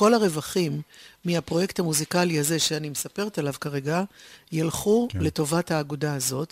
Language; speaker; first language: Hebrew; native; Hebrew